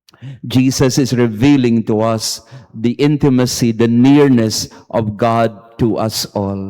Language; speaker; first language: English; non-native, local second language; Filipino